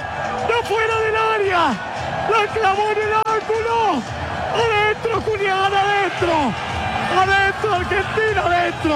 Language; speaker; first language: Spanish; native; Spanish